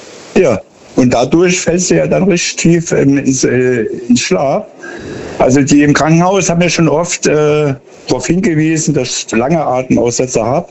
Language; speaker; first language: German; native; German